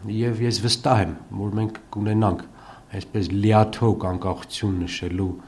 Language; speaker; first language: Armenian; native; Armenian